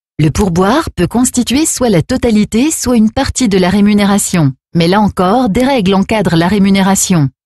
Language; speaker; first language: French; native; French